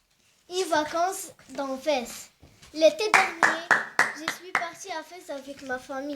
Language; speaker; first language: French; non-native, learner; Arabic